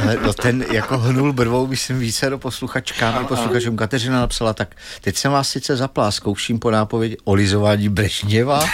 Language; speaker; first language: Czech; native; Czech